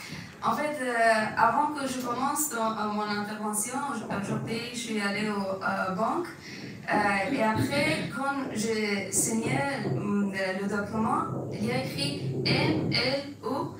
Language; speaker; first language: French; non-native, fluent; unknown